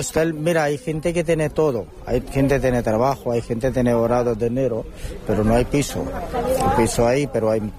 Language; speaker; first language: Spanish; non-native, learner; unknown